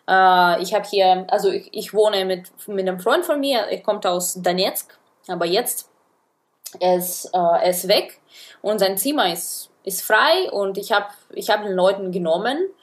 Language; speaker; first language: German; non-native, fluent; Russian